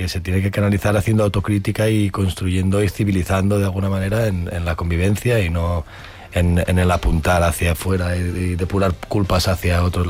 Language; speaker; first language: Spanish; native; Spanish